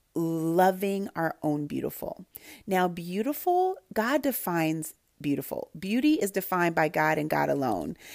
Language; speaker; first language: English; native; English